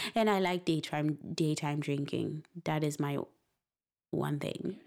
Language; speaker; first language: English; non-native, local second language; Shona